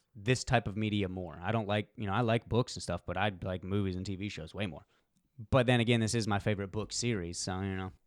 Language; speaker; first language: English; early bilingual, other home language; Polish